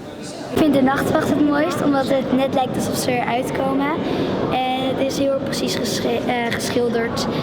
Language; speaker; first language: Dutch; native; Dutch